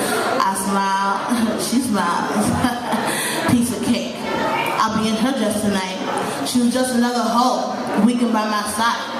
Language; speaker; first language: English; native; English